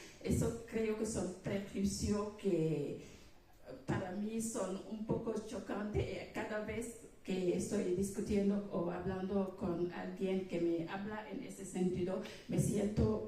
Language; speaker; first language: Spanish; non-native, fluent; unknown